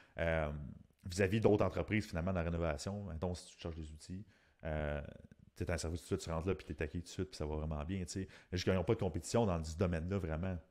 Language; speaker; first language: French; native; French